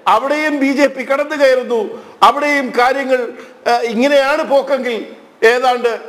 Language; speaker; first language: Malayalam; native; Malayalam